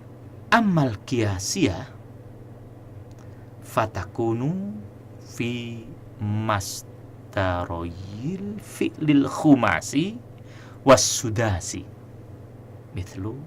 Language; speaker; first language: Arabic; non-native, fluent; Indonesian